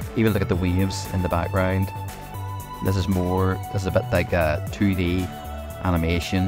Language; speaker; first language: English; native; English